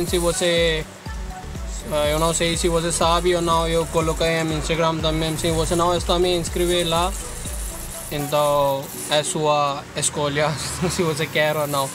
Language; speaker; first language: Portuguese; non-native, learner; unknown